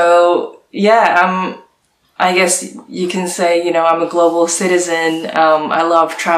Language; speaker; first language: English; non-native, local second language; Cantonese